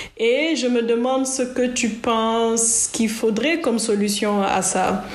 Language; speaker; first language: French; non-native, local second language; Wolof